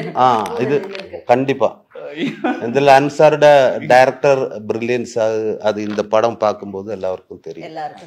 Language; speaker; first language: Tamil; non-native, learner; Malayalam